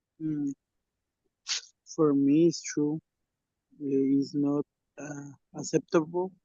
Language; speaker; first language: English; non-native, learner; Spanish